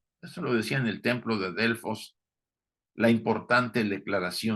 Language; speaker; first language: Spanish; native; Spanish